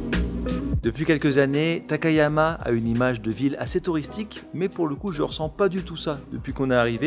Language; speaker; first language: French; native; French